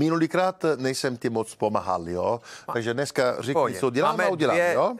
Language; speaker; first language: Czech; non-native, learner; Italian